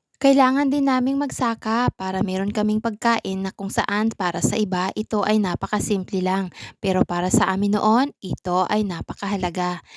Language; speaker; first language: Filipino; non-native, local second language; Cebuano